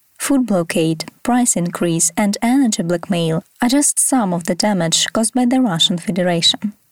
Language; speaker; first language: English; non-native, fluent; Ukrainian